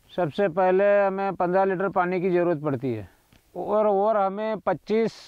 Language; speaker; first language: Hindi; native; Hindi